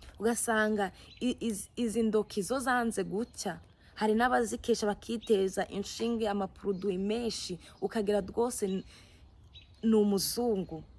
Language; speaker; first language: Kinyarwanda; native; Kinyarwanda